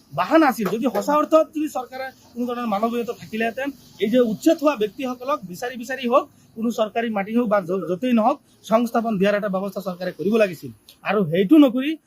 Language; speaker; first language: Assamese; non-native, local second language; Bangla